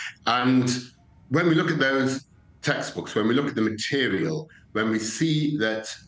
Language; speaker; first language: English; native; English